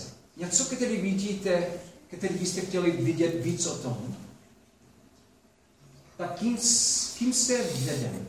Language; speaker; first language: Czech; non-native, fluent; English